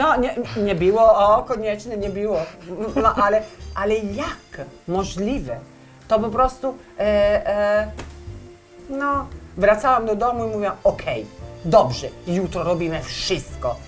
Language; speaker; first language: Polish; non-native, learner; Italian